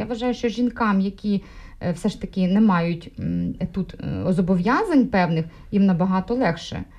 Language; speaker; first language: Ukrainian; non-native, local second language; Russian